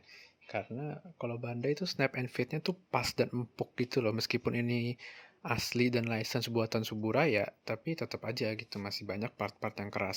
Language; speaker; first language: Indonesian; native; Indonesian